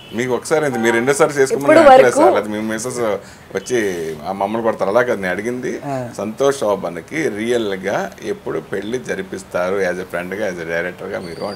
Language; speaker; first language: Telugu; native; Telugu